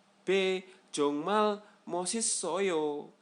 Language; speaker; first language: Korean; non-native, learner; Indonesian